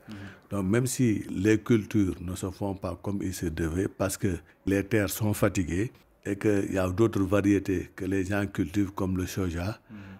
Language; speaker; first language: French; non-native, local second language; Wolof